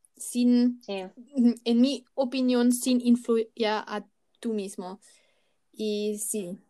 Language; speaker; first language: Spanish; non-native, learner; German